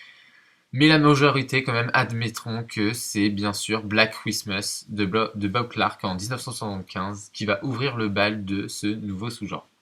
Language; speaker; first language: French; native; French